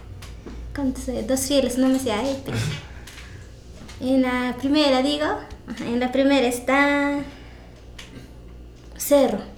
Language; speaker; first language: Spanish; non-native, local second language; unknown